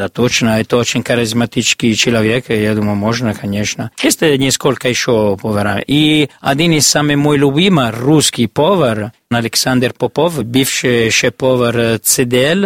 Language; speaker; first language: Russian; non-native, learner; Italian